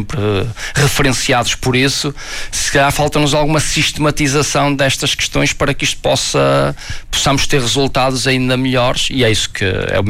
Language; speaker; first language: Portuguese; native; Portuguese